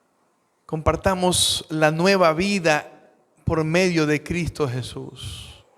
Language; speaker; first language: Spanish; native; Spanish